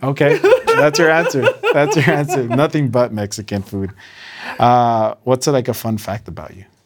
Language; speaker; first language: English; early bilingual, other home language; Spanish